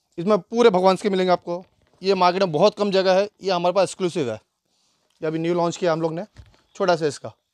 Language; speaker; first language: Hindi; native; Hindi